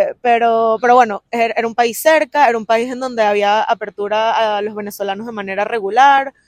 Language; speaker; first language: Spanish; native; Spanish